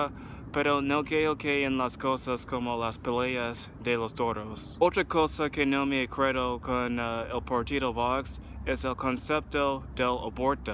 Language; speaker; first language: Spanish; non-native, learner; English